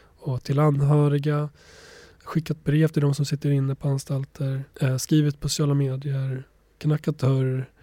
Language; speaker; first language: Swedish; early bilingual, other home language; Albanian